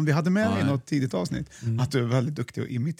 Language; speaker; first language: Swedish; native; Swedish